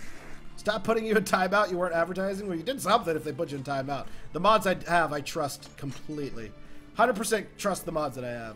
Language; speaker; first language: English; native; English